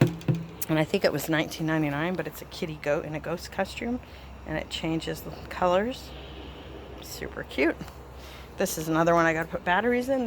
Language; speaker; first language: English; native; English